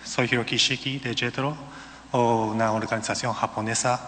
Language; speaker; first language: Spanish; non-native, learner; Japanese